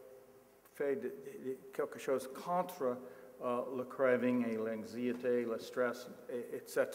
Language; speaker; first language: French; non-native, learner; English